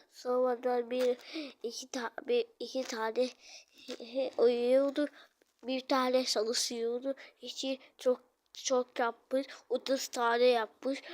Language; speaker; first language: Turkish; early bilingual, other home language; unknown